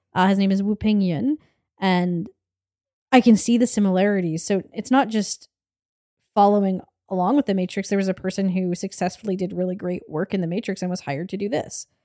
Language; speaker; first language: English; native; English